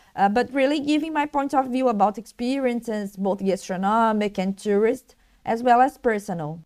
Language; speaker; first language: English; non-native, learner; Portuguese